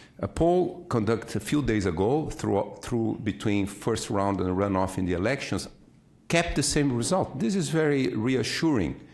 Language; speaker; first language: English; non-native, fluent; Portuguese